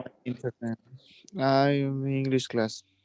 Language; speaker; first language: English; non-native, learner; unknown